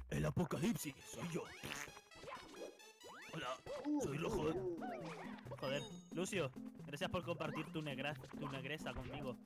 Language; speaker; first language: Spanish; native; Spanish